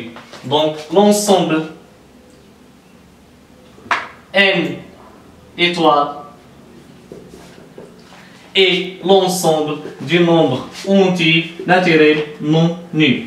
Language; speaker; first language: French; non-native, local second language; Arabic